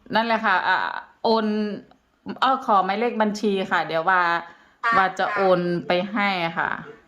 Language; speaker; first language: Thai; native; Thai